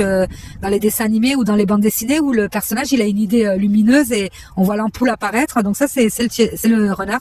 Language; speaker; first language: French; native; French